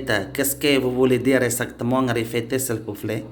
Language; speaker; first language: French; non-native, learner; Indonesian